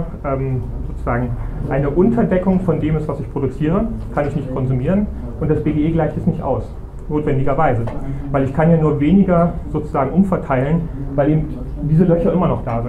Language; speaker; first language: German; native; German